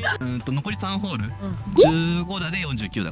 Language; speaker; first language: Japanese; native; Japanese